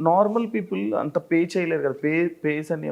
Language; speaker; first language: Telugu; native; Telugu